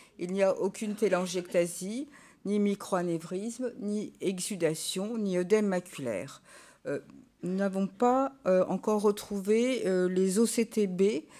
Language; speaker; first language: French; native; French